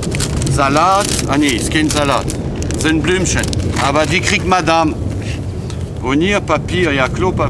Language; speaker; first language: German; non-native, fluent; French